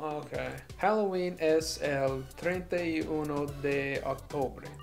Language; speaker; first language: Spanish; non-native, learner; English